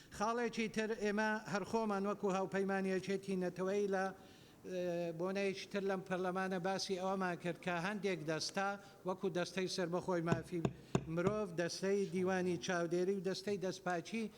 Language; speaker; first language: Central Kurdish; non-native, local second language; Assyrian Neo-Aramaic